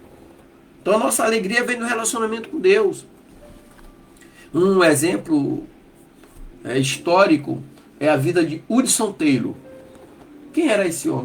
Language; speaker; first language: Portuguese; native; Portuguese